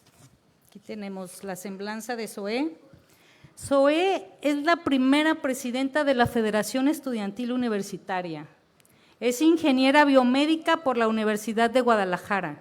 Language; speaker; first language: Spanish; native; Spanish